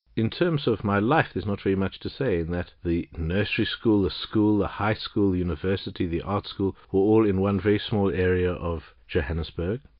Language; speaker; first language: English; native; English